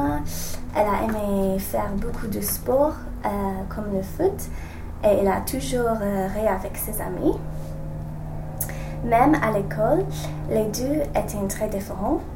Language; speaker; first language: French; non-native, learner; English